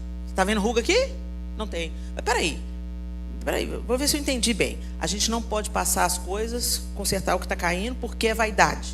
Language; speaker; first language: Portuguese; native; Portuguese